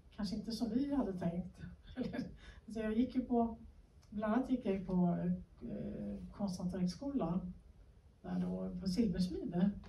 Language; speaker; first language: Swedish; native; Swedish